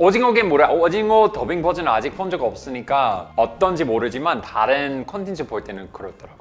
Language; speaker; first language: Korean; non-native, fluent; English